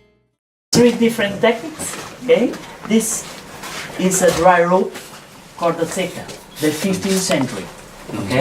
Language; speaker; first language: English; non-native, learner; Portuguese